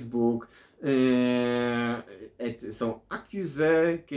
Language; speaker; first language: French; non-native, learner; Polish